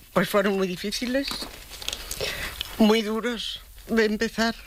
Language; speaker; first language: Spanish; native; Spanish